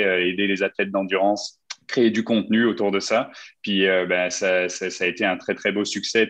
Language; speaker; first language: French; native; French